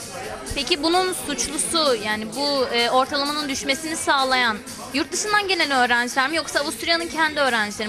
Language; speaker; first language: Turkish; native; Turkish